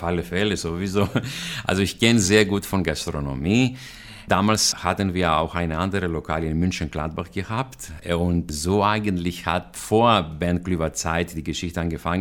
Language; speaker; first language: German; non-native, fluent; Greek